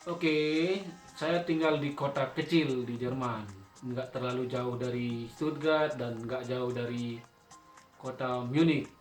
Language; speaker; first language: Indonesian; non-native, local second language; Sasak